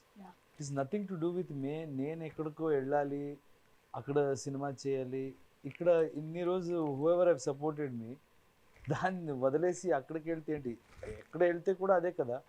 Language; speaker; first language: Telugu; non-native, learner; Kannada